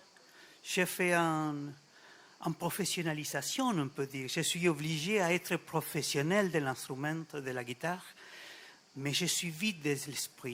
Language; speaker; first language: French; non-native, fluent; Spanish